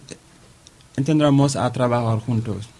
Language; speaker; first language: Spanish; non-native, learner; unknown